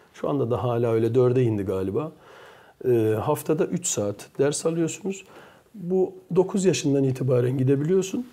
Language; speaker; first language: Turkish; early bilingual, heritage; Turkish